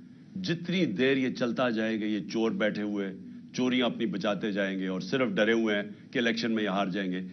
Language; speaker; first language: Urdu; native; Urdu